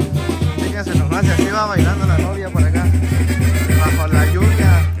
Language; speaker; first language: Spanish; native; Spanish